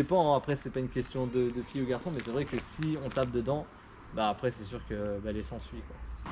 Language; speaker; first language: French; native; French